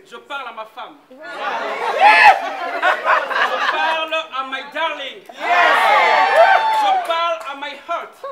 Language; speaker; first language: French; non-native, local second language; Lingala